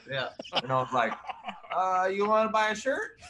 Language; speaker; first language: English; native; English